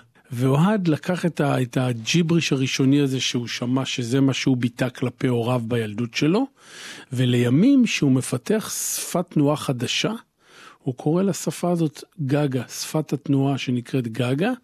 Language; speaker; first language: Hebrew; native; Hebrew